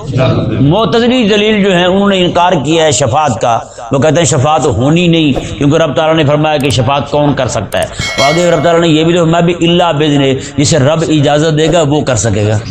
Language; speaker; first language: Urdu; non-native, local second language; Punjabi